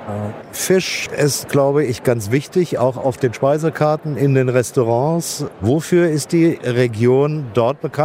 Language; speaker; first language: German; native; German